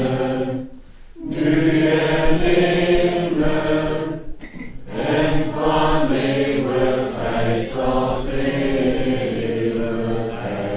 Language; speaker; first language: Dutch; native; Dutch